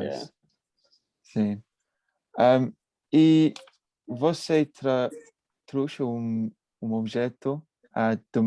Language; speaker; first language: Portuguese; non-native, learner; English